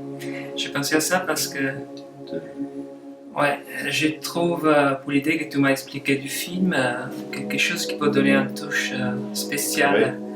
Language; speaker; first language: French; non-native, fluent; Italian